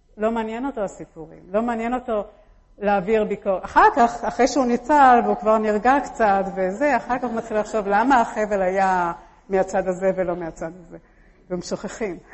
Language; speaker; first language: Hebrew; early bilingual, other home language; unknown